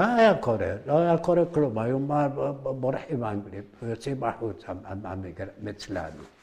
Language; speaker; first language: Hebrew; early bilingual, other home language; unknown